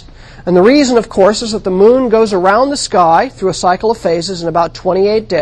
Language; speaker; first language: English; native; English